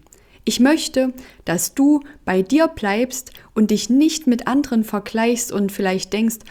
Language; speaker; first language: German; native; German